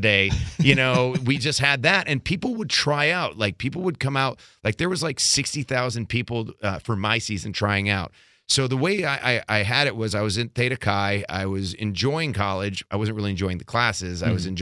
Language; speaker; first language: English; native; English